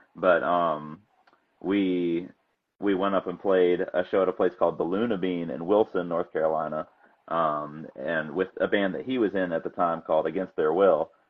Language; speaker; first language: English; native; English